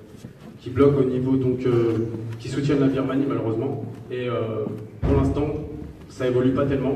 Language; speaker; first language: French; native; French